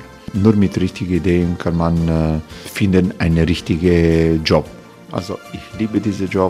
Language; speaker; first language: German; non-native, fluent; Croatian